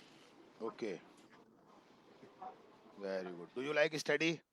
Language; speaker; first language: English; non-native, local second language; Hindi